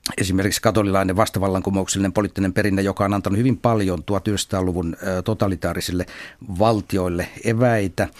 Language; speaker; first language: Finnish; native; Finnish